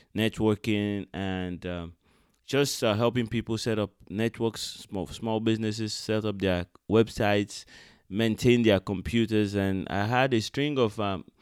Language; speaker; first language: English; non-native, local second language; Yoruba